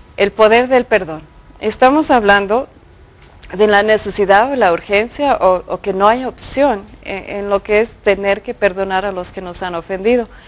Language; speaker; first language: Spanish; early bilingual, other home language; English